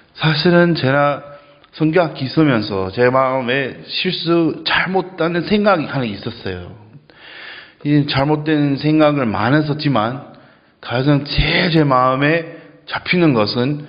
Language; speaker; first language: Korean; non-native, fluent; English